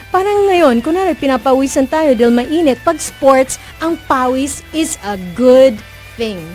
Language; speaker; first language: Filipino; non-native, local second language; Cebuano